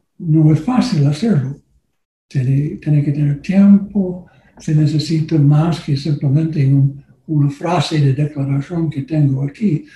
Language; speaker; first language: Spanish; non-native, learner; English